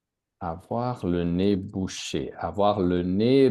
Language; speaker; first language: French; native; French